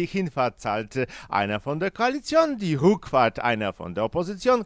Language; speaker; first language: German; non-native, fluent; Polish